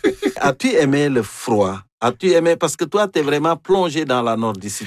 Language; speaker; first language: French; native; French